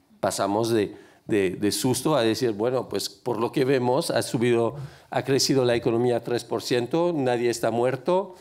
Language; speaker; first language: Spanish; non-native, fluent; French